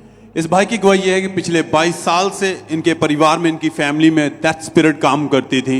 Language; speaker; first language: Hindi; native; Hindi